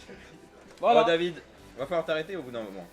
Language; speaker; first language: French; native; French